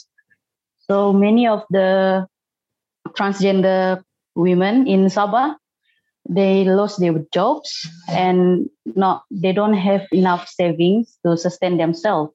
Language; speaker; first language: English; non-native, local second language; Malay